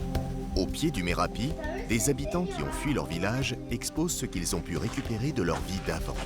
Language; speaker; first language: French; native; French